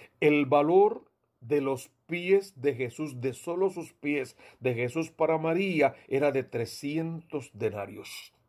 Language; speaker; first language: Spanish; native; Spanish